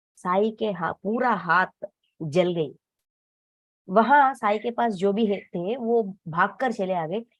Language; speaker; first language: Hindi; non-native, local second language; Telugu